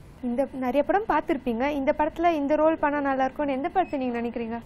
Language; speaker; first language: Tamil; native; Tamil